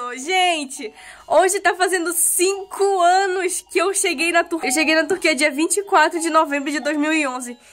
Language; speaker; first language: Portuguese; native; Portuguese